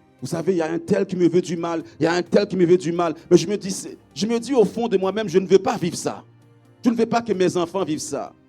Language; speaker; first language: French; non-native, local second language; Haitian Creole